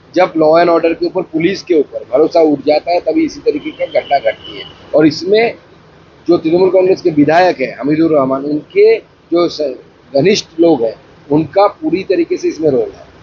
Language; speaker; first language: Hindi; non-native, local second language; Bangla